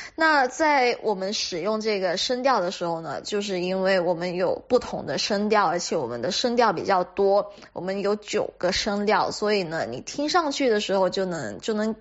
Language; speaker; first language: Chinese; non-native, local second language; Cantonese